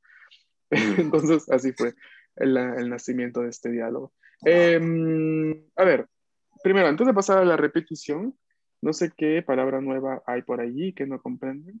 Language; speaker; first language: Spanish; native; Spanish